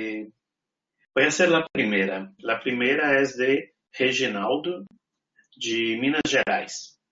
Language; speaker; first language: Spanish; non-native, fluent; Portuguese